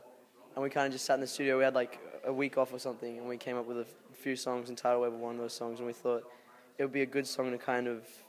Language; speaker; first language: English; native; English